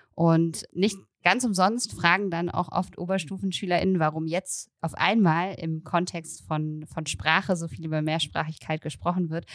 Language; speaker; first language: German; native; German